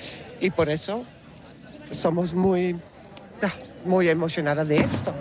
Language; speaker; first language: Spanish; non-native, learner; Dutch